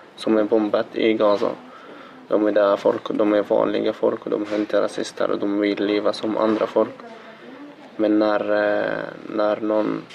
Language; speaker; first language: Swedish; non-native, fluent; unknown